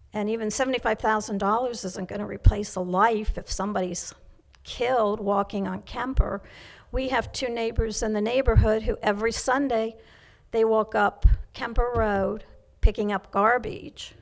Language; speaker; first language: English; native; English